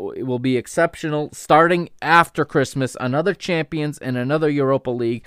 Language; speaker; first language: English; native; English